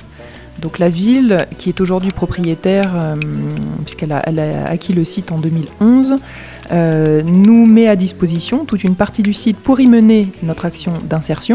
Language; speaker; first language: French; native; French